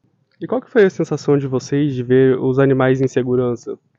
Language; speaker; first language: Portuguese; native; Portuguese